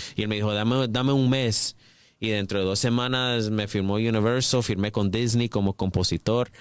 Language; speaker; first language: Spanish; early bilingual, heritage; English